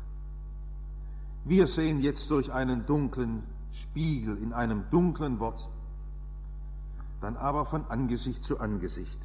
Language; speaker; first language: German; native; German